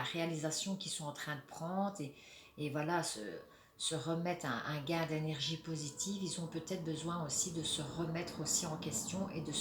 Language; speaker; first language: French; native; French